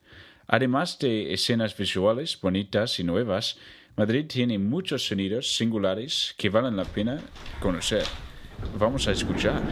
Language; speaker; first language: Spanish; non-native, learner; English